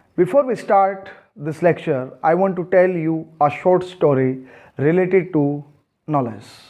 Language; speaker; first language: English; non-native, local second language; Hindi